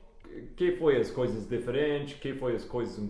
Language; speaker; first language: Portuguese; non-native, fluent; English